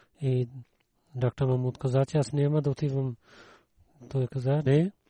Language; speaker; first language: Bulgarian; non-native, learner; Urdu